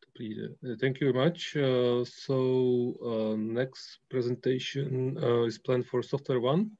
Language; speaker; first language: English; non-native, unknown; Czech